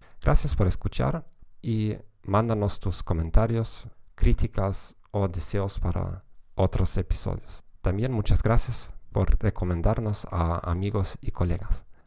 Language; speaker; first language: Spanish; non-native, fluent; German